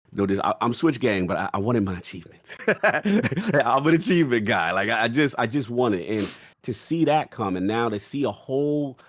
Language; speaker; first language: English; native; English